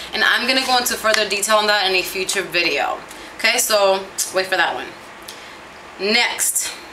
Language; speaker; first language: English; early bilingual, other home language; Spanish